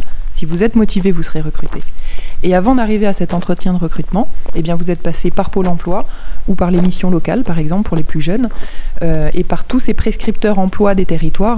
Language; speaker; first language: French; native; French